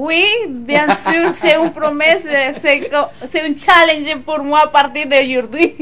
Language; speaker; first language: French; non-native, local second language; Spanish